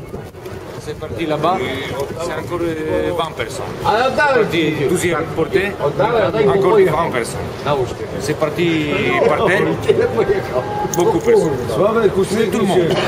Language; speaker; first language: French; non-native, learner; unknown